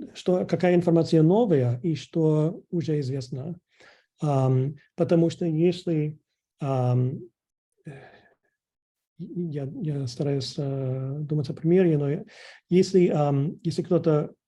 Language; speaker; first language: Russian; non-native, fluent; English